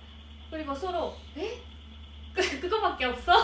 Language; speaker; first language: Korean; non-native, fluent; Japanese